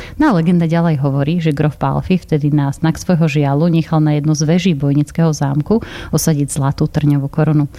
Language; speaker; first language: Slovak; native; Slovak